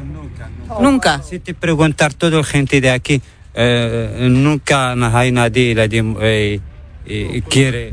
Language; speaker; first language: Spanish; non-native, learner; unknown